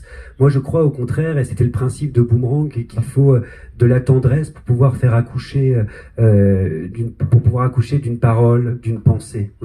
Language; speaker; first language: French; native; French